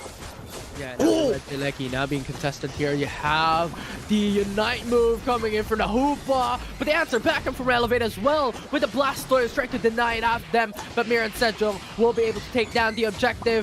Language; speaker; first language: English; non-native, local second language; Filipino